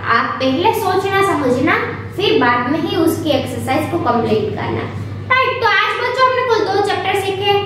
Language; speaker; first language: Hindi; non-native, local second language; Gujarati